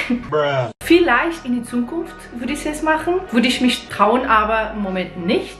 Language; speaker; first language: German; non-native, fluent; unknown